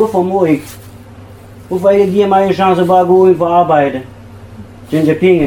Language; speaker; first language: Danish; non-native, learner; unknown